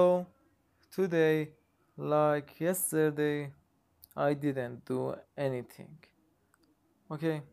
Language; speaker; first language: English; non-native, learner; Persian